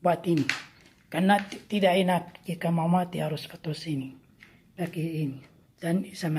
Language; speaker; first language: Indonesian; non-native, learner; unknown